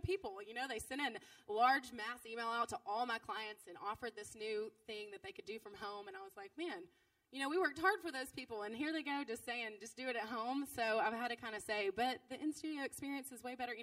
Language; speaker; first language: English; native; English